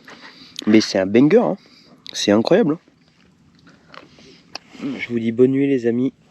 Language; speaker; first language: French; native; French